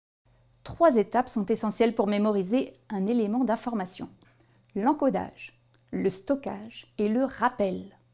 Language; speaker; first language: French; native; French